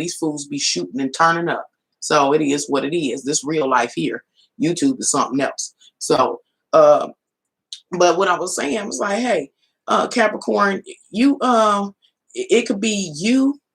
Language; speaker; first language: English; native; English